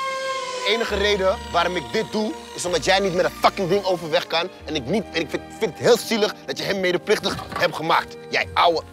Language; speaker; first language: Dutch; native; Dutch